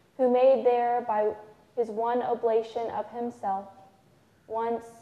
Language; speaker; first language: English; native; English